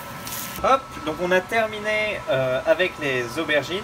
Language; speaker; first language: French; native; French